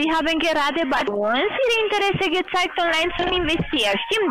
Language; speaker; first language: German; non-native, learner; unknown